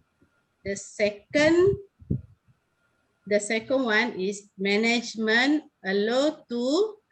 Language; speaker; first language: English; non-native, learner; Malay